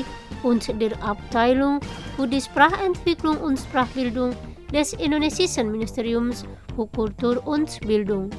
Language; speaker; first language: German; non-native, fluent; Indonesian